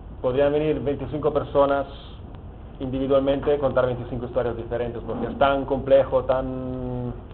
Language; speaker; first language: Spanish; non-native, fluent; Italian